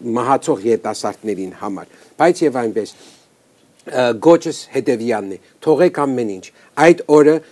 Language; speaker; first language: Armenian; early bilingual, heritage; Armenian